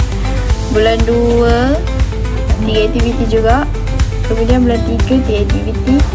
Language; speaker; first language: Malay; native; Malay